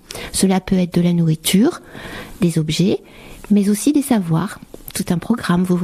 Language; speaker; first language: French; native; French